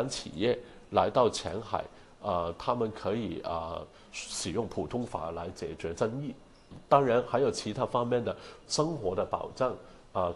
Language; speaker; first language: Chinese; non-native, local second language; Cantonese